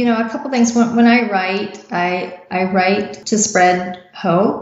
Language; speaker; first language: English; native; English